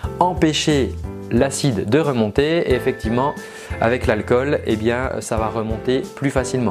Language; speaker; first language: French; native; French